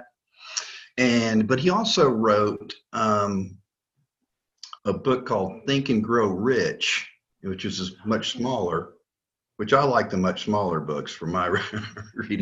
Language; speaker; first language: English; native; English